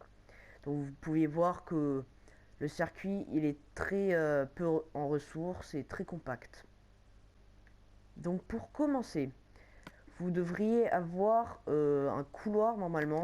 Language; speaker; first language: French; native; French